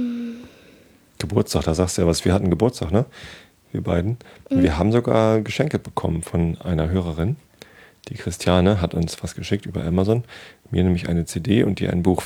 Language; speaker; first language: German; native; German